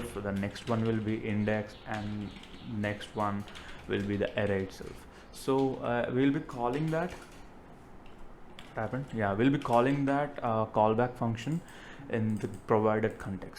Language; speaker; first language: English; non-native, local second language; Telugu